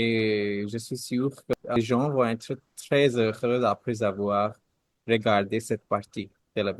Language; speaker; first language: French; non-native, fluent; Hindi